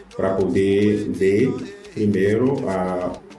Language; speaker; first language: Portuguese; non-native, fluent; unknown